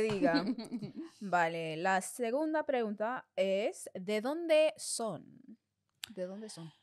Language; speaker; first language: Spanish; non-native, learner; English